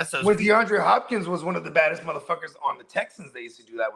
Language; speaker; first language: English; native; English